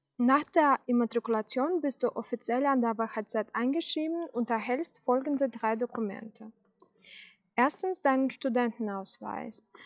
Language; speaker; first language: German; non-native, fluent; Russian